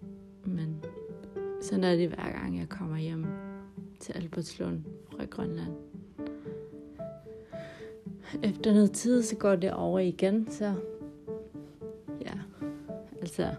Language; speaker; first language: Danish; non-native, local second language; Kalaallisut